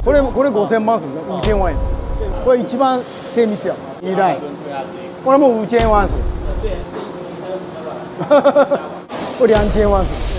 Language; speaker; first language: Japanese; non-native, local second language; Chinese